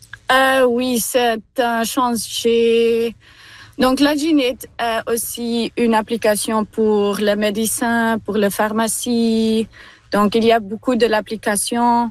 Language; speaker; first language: French; non-native, learner; Dutch